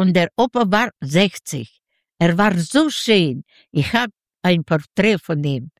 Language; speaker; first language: German; non-native, learner; Russian